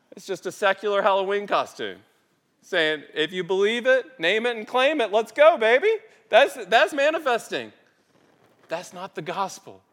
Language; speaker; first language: English; native; English